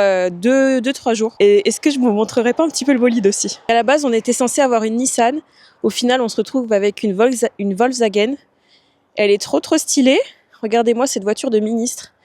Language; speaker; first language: French; native; French